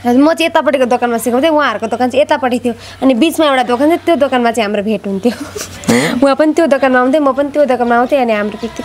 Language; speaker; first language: Nepali; native; Nepali